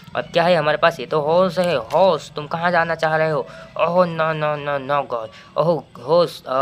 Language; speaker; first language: Hindi; native; Hindi